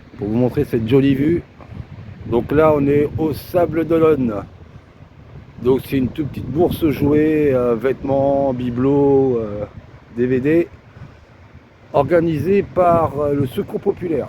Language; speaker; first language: French; native; French